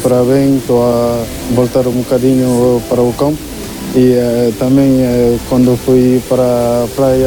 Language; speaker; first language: Portuguese; non-native, fluent; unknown